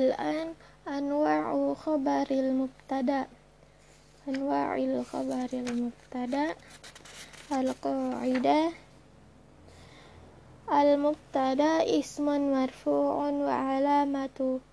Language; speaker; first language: Arabic; non-native, learner; Indonesian